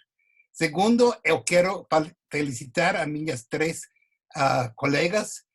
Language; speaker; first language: Portuguese; non-native, fluent; English